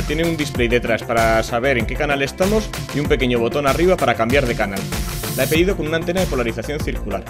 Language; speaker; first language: Spanish; native; Spanish